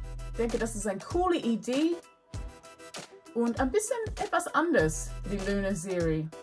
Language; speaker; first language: German; non-native, learner; English